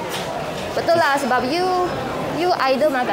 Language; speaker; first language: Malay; non-native, local second language; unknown